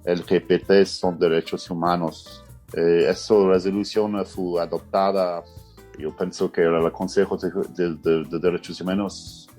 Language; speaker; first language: Spanish; non-native, fluent; English